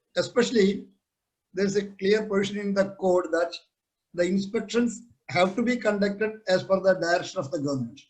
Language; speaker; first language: English; non-native, local second language; Malayalam